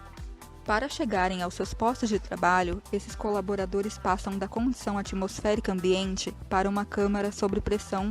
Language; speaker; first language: Portuguese; native; Portuguese